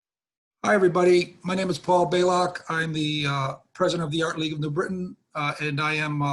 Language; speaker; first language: English; native; English